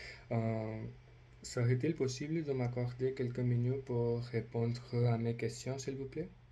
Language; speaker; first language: French; non-native, learner; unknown